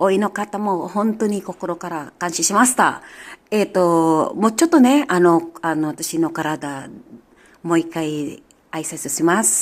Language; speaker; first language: Japanese; non-native, learner; Filipino